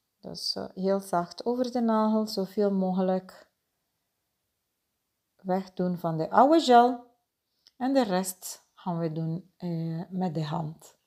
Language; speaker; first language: Dutch; non-native, fluent; Spanish